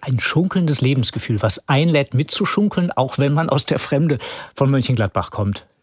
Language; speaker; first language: German; native; German